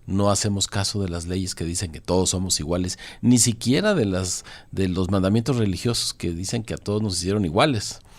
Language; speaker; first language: Spanish; native; Spanish